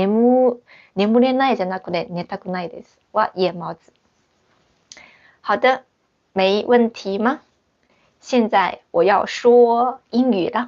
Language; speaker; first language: Japanese; non-native, fluent; Chinese